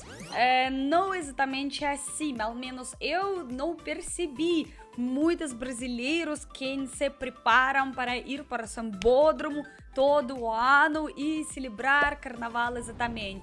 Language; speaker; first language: Portuguese; non-native, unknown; Russian